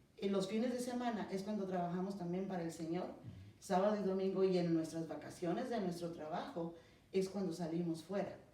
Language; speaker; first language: Spanish; native; Spanish